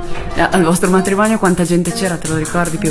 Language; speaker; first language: Italian; native; Italian